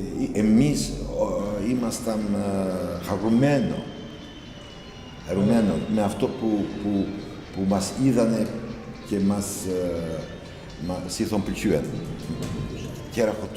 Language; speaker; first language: Greek; non-native, learner; Albanian